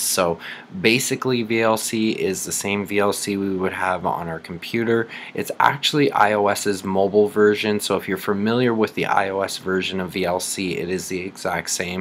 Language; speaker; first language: English; native; English